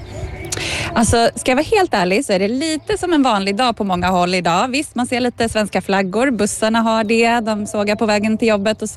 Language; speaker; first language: Swedish; native; Swedish